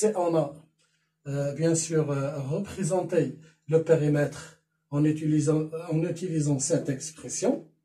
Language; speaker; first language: French; non-native, local second language; Arabic